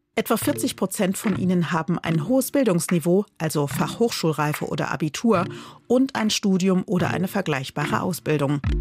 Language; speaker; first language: German; native; German